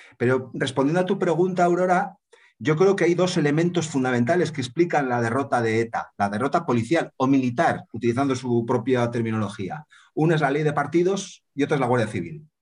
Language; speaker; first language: Spanish; native; Spanish